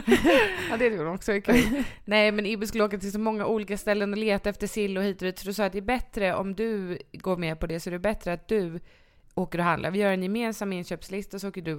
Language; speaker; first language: Swedish; native; Swedish